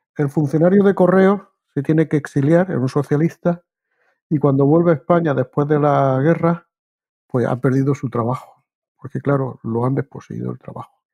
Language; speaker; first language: Spanish; native; Spanish